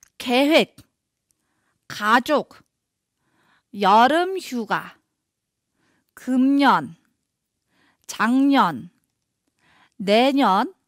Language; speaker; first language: Korean; non-native, fluent; Mongolian